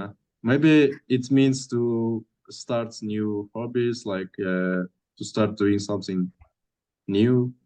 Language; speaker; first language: English; non-native, fluent; Russian